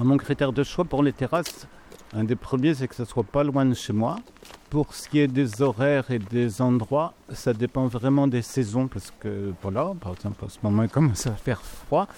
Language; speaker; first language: French; native; French